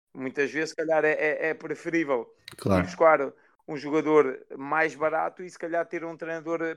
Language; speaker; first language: Portuguese; early bilingual, heritage; Portuguese